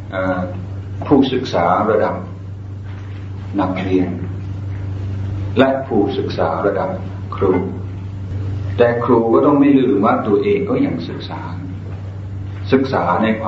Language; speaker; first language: Thai; non-native, fluent; English